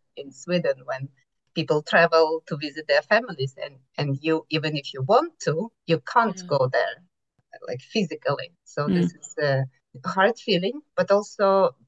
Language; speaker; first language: English; non-native, fluent; Ukrainian